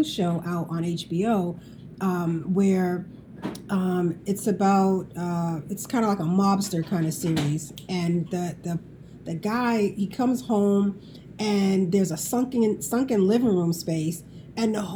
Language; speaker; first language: English; native; English